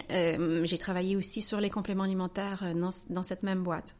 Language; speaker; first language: French; native; French